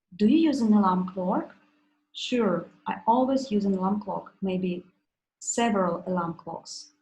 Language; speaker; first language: English; non-native, fluent; Russian